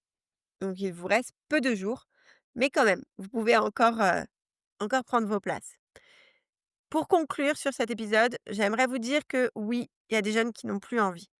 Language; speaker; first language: French; native; French